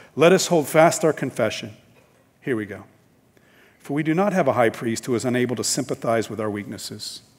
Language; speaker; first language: English; native; English